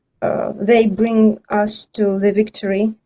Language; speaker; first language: English; non-native, learner; Ukrainian